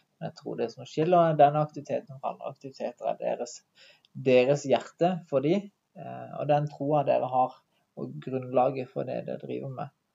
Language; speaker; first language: Norwegian; native; Norwegian